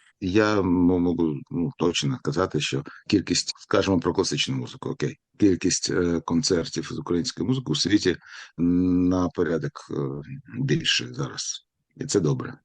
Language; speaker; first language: Ukrainian; non-native, local second language; Russian